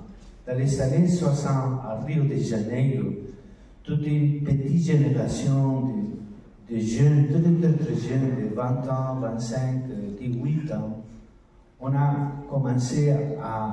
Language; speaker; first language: French; non-native, learner; Spanish